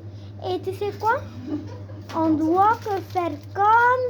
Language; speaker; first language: French; non-native, learner; Spanish